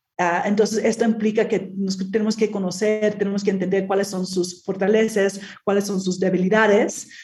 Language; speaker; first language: Spanish; non-native, fluent; English